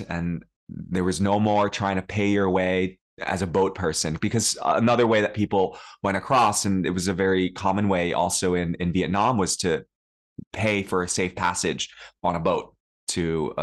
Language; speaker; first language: English; early bilingual, other home language; Cantonese